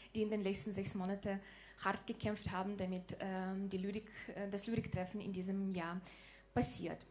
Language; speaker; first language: German; non-native, fluent; Ukrainian